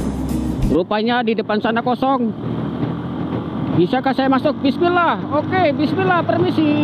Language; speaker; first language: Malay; non-native, local second language; Javanese